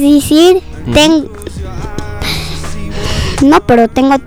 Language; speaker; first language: Spanish; early bilingual, other home language; French